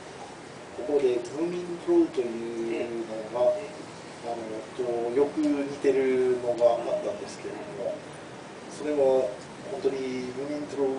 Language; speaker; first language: Japanese; non-native, fluent; English